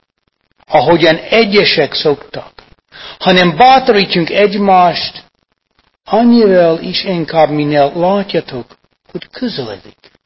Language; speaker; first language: Hungarian; non-native, fluent; English